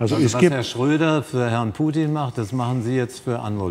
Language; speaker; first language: German; native; German